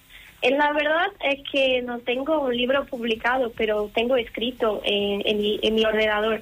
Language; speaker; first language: Spanish; non-native, learner; Portuguese